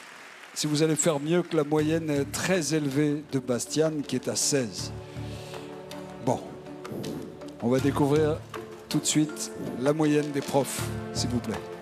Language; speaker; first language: French; native; French